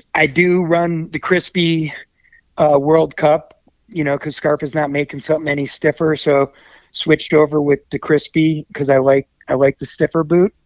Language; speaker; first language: English; native; English